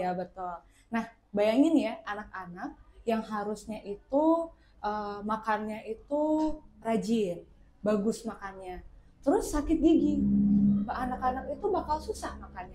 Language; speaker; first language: Indonesian; native; Indonesian